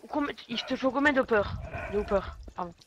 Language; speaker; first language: French; native; French